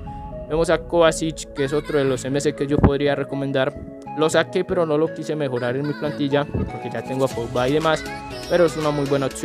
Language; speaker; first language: Spanish; native; Spanish